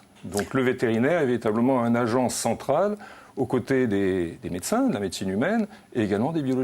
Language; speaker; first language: French; native; French